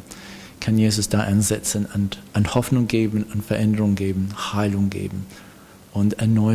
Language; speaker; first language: German; non-native, fluent; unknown